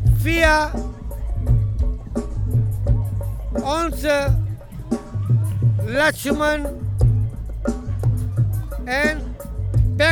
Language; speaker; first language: Dutch; non-native, local second language; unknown